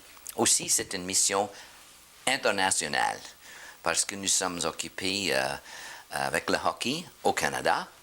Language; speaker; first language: French; non-native, fluent; English